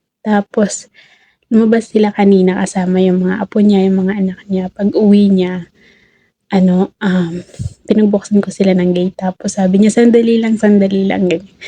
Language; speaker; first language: Filipino; native; Filipino